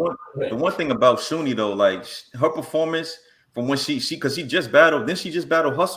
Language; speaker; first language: English; native; English